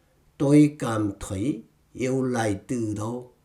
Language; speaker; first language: Vietnamese; non-native, fluent; Korean